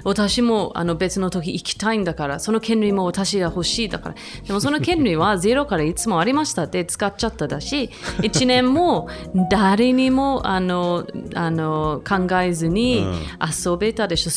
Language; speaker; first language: Japanese; non-native, fluent; English